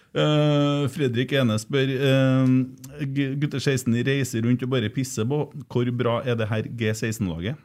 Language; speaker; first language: Norwegian; native; Norwegian